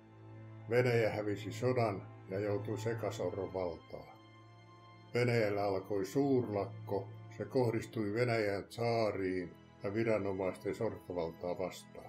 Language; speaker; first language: Finnish; native; Finnish